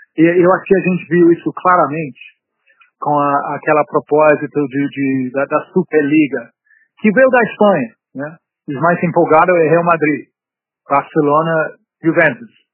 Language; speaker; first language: Portuguese; non-native, fluent; English